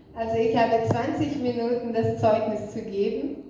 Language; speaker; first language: German; non-native, fluent; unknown